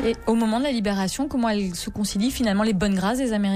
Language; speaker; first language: French; native; French